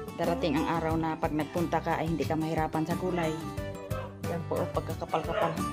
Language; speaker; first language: Filipino; non-native, local second language; Cebuano